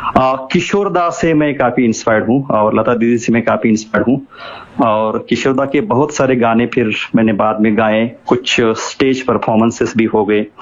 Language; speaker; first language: Hindi; non-native, local second language; Marathi